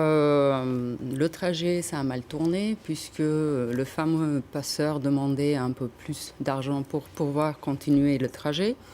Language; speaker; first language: French; non-native, fluent; Albanian